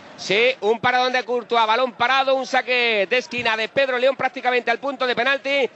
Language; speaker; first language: Spanish; native; Spanish